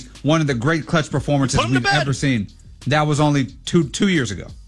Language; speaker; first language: English; native; English